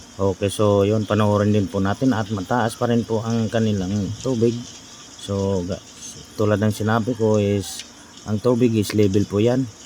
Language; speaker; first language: Filipino; native; Filipino